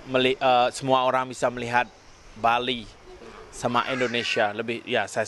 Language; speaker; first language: Indonesian; non-native, local second language; Balinese